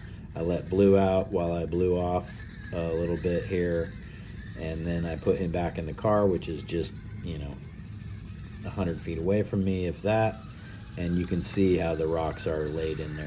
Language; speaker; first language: English; native; English